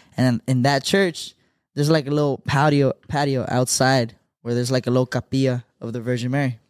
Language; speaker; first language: English; early bilingual, other home language; Spanish